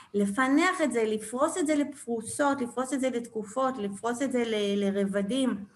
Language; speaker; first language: Hebrew; early bilingual, other home language; French